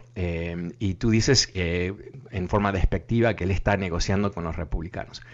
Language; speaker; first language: Spanish; early bilingual, heritage; Spanish